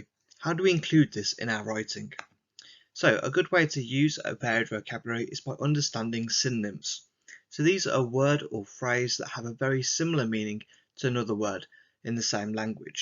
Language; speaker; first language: English; native; English